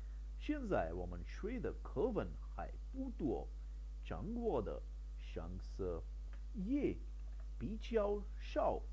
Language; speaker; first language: Chinese; non-native, learner; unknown